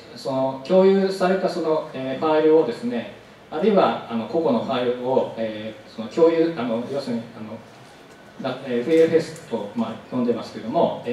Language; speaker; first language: Japanese; native; Japanese